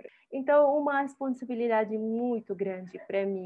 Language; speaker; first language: Portuguese; non-native, fluent; Arabic